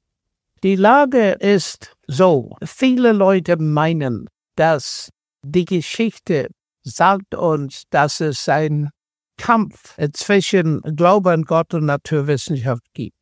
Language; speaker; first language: German; non-native, fluent; English